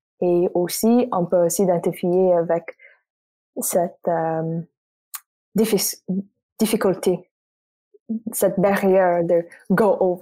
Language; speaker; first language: French; non-native, local second language; English